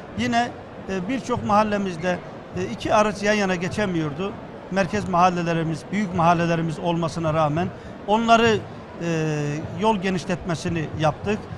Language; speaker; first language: Turkish; native; Turkish